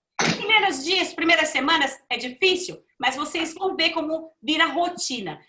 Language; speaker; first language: Portuguese; native; Portuguese